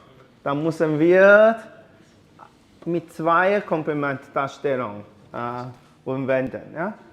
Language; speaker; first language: German; non-native, learner; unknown